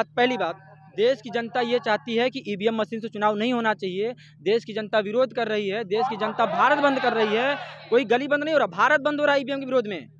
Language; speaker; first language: Hindi; native; Hindi